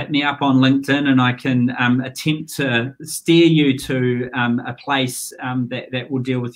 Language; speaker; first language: English; native; English